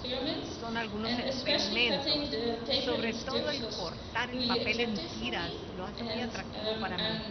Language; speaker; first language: Spanish; non-native, fluent; Dutch